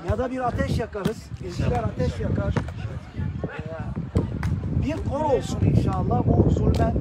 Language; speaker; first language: Turkish; native; Turkish